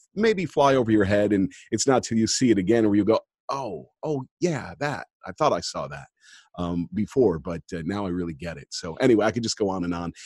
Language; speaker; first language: English; native; English